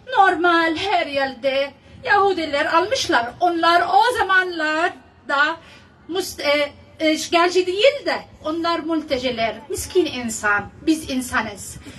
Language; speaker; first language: Turkish; non-native, learner; Arabic